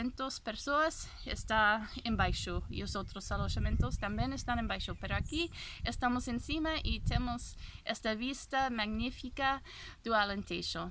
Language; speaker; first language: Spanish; non-native, fluent; English